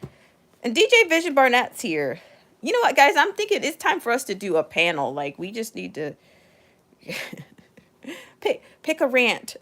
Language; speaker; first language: English; native; English